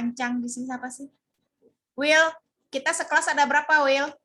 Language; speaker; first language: Indonesian; native; Indonesian